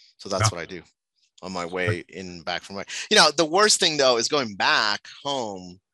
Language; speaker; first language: English; non-native, local second language; Spanish